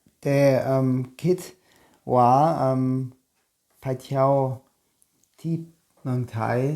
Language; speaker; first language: Thai; non-native, learner; German